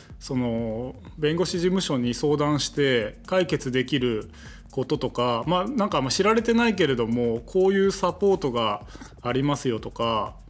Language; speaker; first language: Japanese; native; Japanese